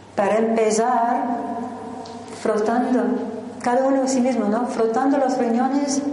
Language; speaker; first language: Spanish; non-native, fluent; English